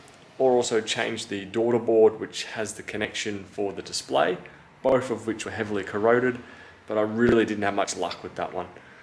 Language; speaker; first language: English; native; English